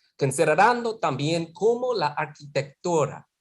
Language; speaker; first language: Spanish; non-native, fluent; English